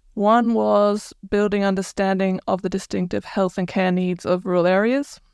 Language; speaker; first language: English; non-native, fluent; Croatian